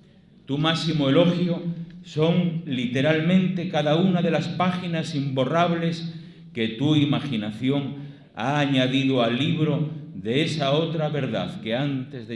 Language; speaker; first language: Spanish; native; Spanish